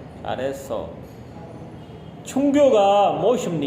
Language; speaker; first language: Korean; non-native, fluent; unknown